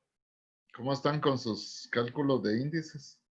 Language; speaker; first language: Spanish; native; Spanish